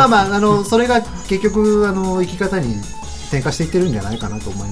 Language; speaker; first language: Japanese; native; Japanese